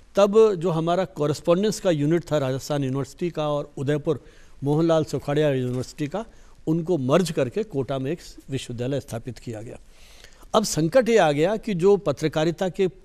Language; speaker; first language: Hindi; native; Hindi